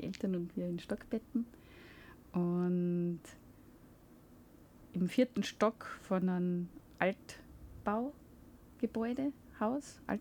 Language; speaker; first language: German; native; German